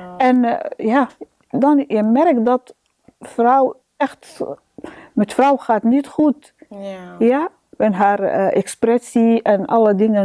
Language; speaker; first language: Dutch; non-native, learner; Arabic